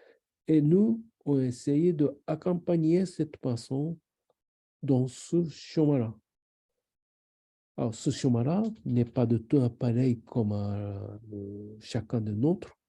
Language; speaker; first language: French; non-native, learner; Japanese